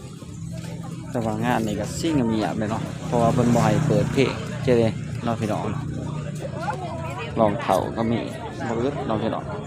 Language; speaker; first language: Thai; non-native, local second language; Northeastern Thai